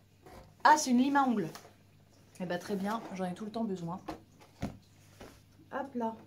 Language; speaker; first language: French; native; French